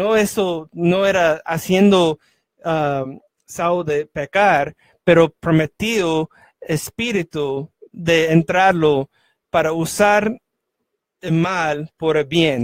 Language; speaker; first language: Spanish; non-native, fluent; English